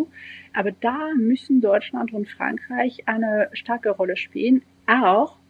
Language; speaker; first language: German; non-native, fluent; French